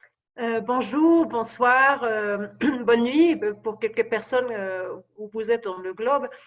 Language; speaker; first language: French; non-native, fluent; Spanish